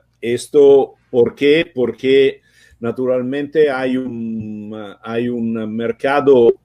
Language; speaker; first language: Spanish; non-native, fluent; Italian